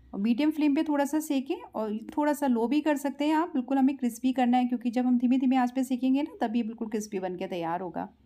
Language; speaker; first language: Hindi; native; Hindi